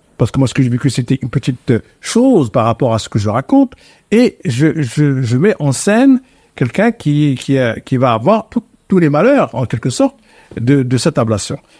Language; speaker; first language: French; non-native, local second language; Arabic